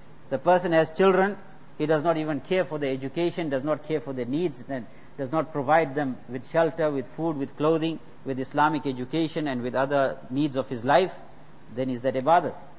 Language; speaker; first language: English; native; English